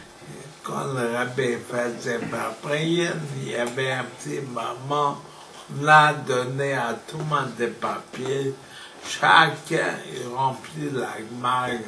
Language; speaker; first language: French; non-native, fluent; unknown